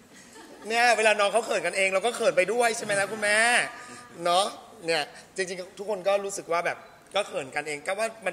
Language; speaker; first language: Thai; native; Thai